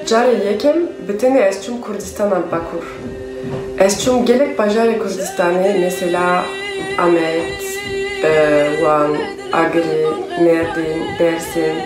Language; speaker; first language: Kurdish; non-native, fluent; French